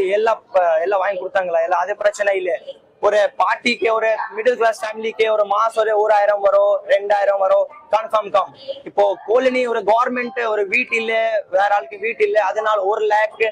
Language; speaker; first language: Tamil; non-native, local second language; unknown